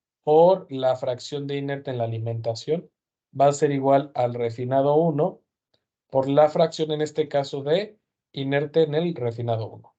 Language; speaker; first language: Spanish; native; Spanish